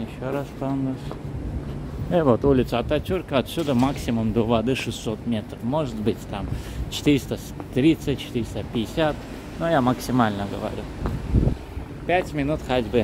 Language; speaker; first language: Russian; non-native, fluent; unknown